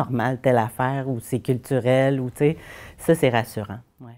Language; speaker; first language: French; native; French